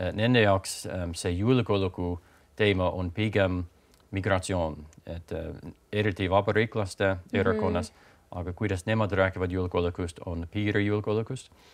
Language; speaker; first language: Estonian; non-native, fluent; English